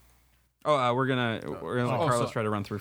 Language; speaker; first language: English; native; English